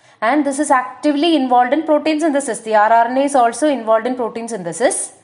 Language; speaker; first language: English; non-native, local second language; Malayalam